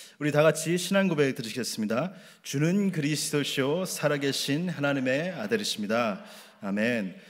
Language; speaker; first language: Korean; native; Korean